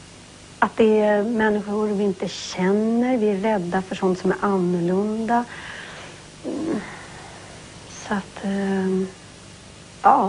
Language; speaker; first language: Swedish; native; Swedish